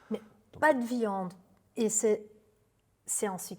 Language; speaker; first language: French; non-native, local second language; Dutch